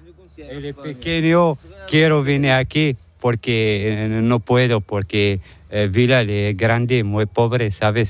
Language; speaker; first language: Spanish; non-native, learner; Arabic